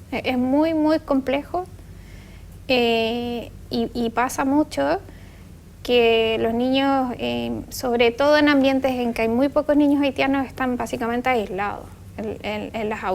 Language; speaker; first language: Spanish; native; Spanish